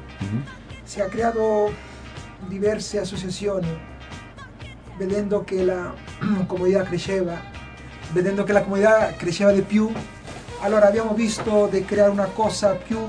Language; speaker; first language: Italian; non-native, fluent; Spanish